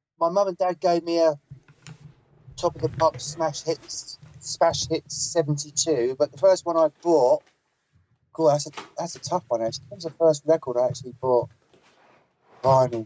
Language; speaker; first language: English; native; English